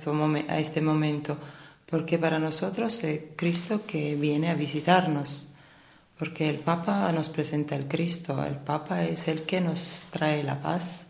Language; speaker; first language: Spanish; non-native, fluent; Italian